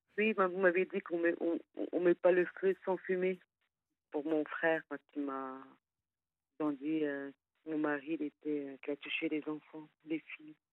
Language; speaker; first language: French; non-native, fluent; Arabic